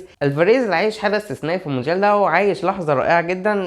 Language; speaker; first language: Arabic; native; Arabic